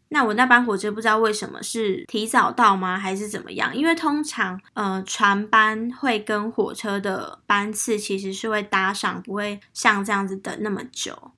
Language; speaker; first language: Chinese; native; Chinese